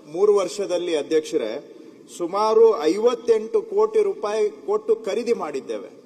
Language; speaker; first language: Kannada; native; Kannada